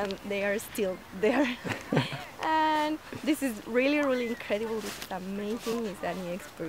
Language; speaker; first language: English; non-native, learner; Portuguese